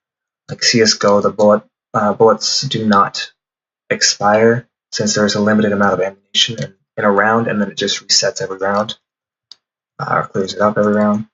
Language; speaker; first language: English; native; English